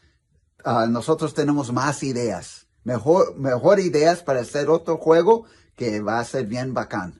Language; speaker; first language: Spanish; non-native, learner; English